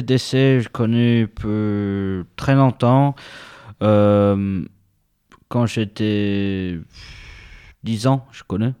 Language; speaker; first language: French; non-native, learner; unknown